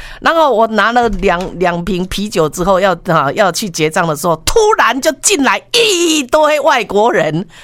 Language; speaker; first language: Chinese; native; Chinese